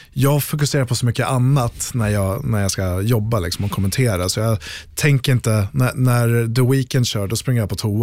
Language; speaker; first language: Swedish; native; Swedish